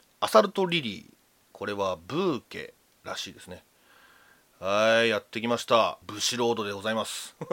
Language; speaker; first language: Japanese; native; Japanese